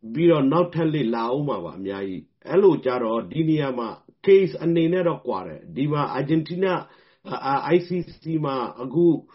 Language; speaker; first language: Burmese; non-native, local second language; Rohingya